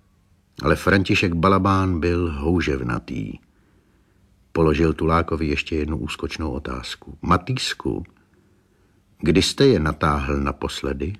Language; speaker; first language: Czech; native; Czech